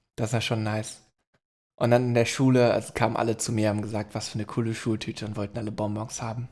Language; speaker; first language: German; native; German